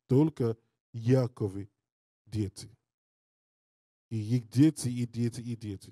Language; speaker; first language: Russian; non-native, learner; English